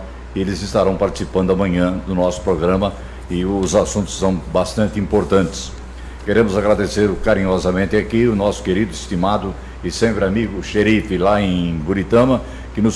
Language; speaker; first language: Portuguese; native; Portuguese